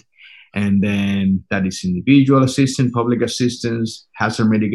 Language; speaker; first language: English; non-native, fluent; Spanish